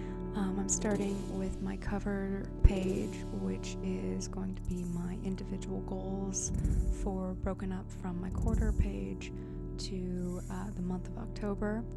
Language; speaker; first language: English; native; English